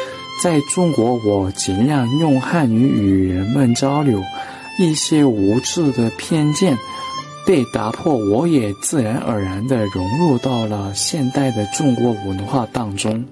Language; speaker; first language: Chinese; non-native, fluent; Korean